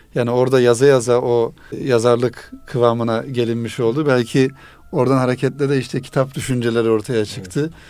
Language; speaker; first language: Turkish; native; Turkish